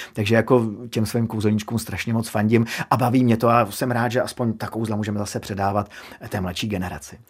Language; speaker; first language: Czech; native; Czech